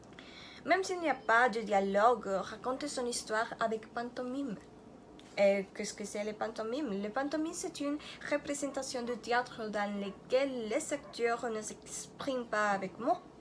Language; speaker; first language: French; non-native, learner; Spanish